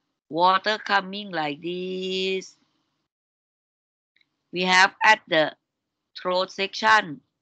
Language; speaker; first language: English; non-native, fluent; Thai